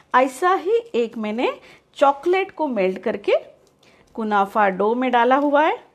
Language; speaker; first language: Hindi; non-native, local second language; Marathi